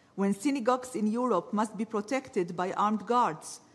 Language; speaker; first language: English; early bilingual, other home language; Arabic